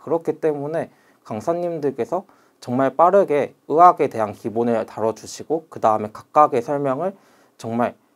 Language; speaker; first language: Korean; native; Korean